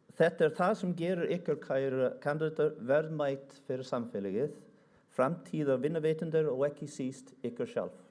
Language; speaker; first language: Icelandic; non-native, fluent; English